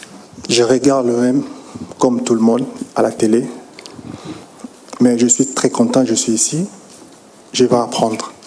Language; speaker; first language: French; non-native, local second language; Lingala